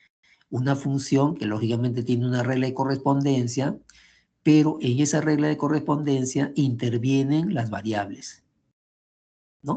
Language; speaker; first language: Spanish; native; Spanish